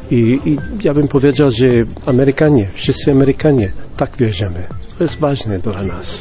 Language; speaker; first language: Polish; non-native, fluent; English